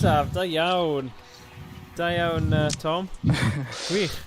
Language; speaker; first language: Welsh; non-native, local second language; English